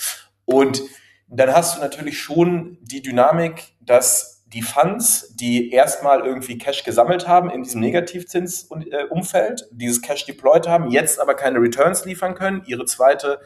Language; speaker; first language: German; native; German